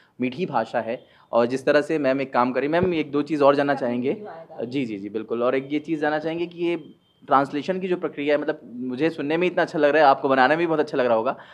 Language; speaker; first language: Hindi; native; Hindi